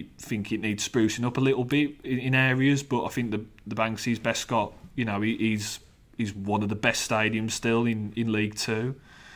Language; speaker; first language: English; native; English